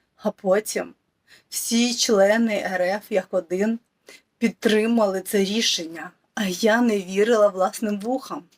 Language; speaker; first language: Ukrainian; non-native, local second language; Russian